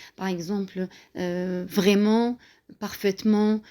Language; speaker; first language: French; non-native, local second language; Arabic